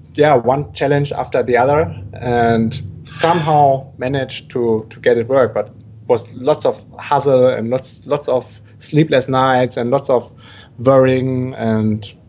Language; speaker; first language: English; non-native, fluent; German